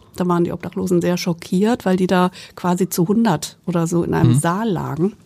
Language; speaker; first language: German; native; German